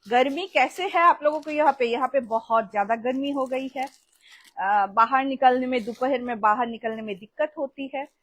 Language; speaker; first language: Hindi; non-native, local second language; Bangla